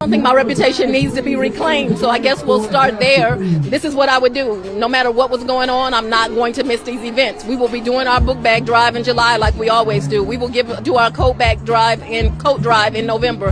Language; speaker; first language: English; native; English